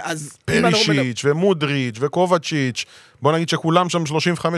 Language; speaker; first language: Hebrew; native; Hebrew